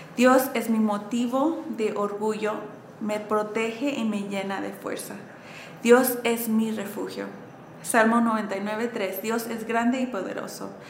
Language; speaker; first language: Spanish; early bilingual, heritage; Spanish